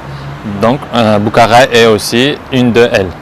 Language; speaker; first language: French; non-native, fluent; Uzbek